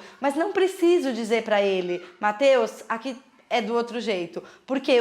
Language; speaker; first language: Portuguese; native; Portuguese